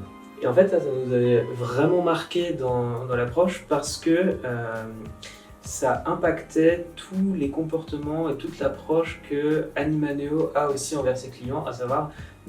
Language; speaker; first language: French; native; French